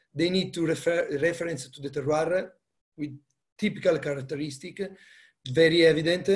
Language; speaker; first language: English; non-native, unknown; Italian